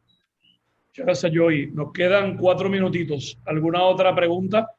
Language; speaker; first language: Spanish; native; Spanish